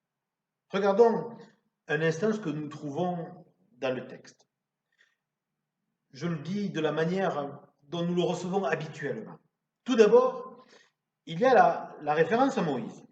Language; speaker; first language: French; native; French